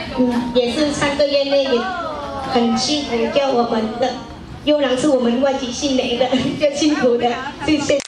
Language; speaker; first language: Chinese; non-native, fluent; Vietnamese